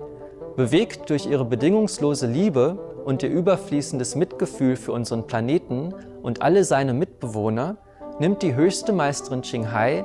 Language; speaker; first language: German; native; German